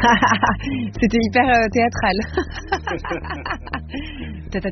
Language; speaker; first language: French; native; French